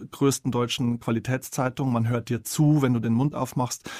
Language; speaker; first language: German; native; German